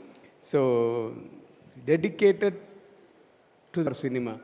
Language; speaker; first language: Telugu; non-native, learner; Tamil